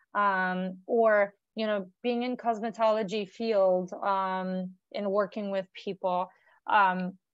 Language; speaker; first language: English; non-native, fluent; Turkish